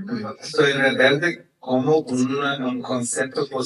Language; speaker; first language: Spanish; non-native, fluent; Portuguese